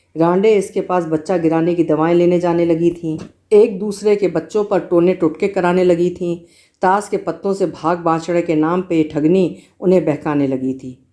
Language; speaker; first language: Hindi; native; Hindi